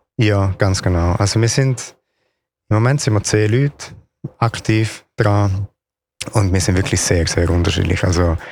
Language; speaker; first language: German; non-native, local second language; Italian